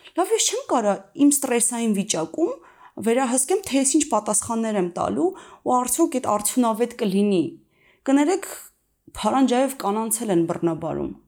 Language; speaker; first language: Armenian; native; Armenian